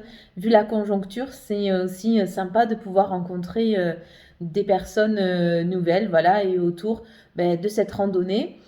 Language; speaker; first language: French; native; French